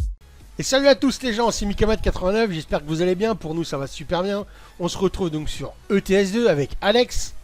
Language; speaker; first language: French; native; French